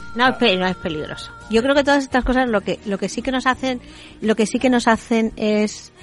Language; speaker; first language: Spanish; native; Spanish